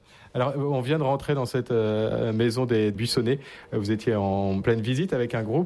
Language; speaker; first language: French; native; French